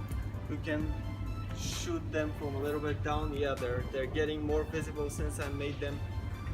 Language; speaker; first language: English; non-native, fluent; Bulgarian